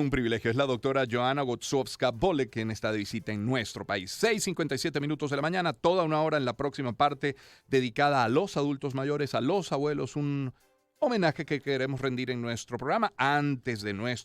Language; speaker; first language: Spanish; native; Spanish